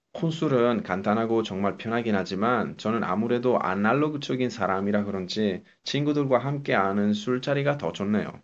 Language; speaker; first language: Korean; non-native, fluent; Italian